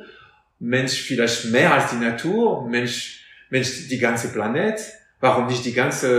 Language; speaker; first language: German; non-native, fluent; French